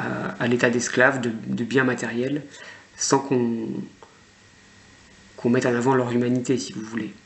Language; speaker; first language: French; native; French